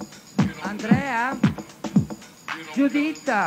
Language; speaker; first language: Italian; non-native, fluent; Spanish